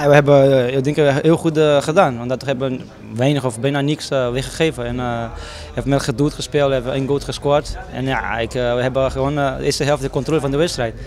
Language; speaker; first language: Dutch; non-native, fluent; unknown